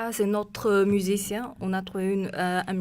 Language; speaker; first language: French; non-native, learner; Chinese